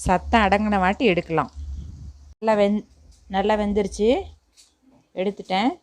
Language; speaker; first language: Tamil; native; Tamil